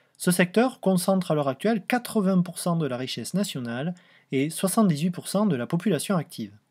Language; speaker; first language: French; native; French